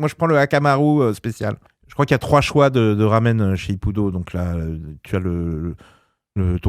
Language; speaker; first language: French; native; French